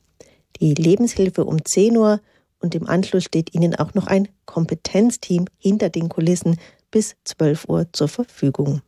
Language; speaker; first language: German; native; German